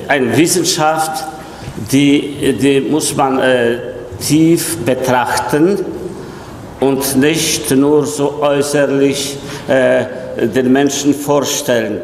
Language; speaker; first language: German; non-native, fluent; Polish